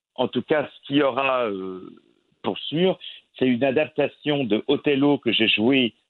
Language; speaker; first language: French; native; French